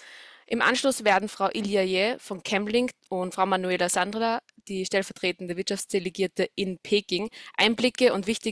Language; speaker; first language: German; native; German